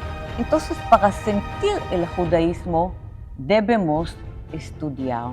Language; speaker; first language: Spanish; non-native, fluent; Hebrew